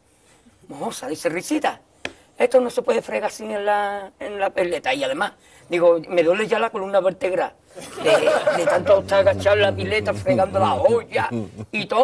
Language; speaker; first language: Spanish; native; Spanish